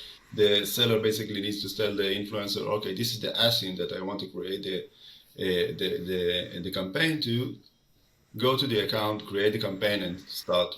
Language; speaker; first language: English; non-native, fluent; Hebrew